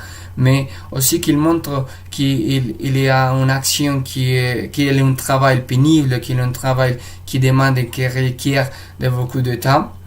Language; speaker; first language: French; non-native, fluent; Spanish